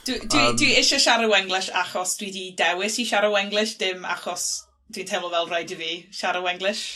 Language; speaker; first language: Welsh; non-native, local second language; English